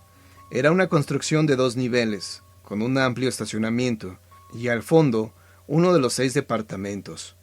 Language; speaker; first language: Spanish; native; Spanish